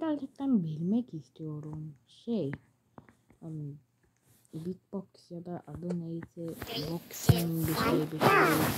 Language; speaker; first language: Turkish; early bilingual, heritage; Turkish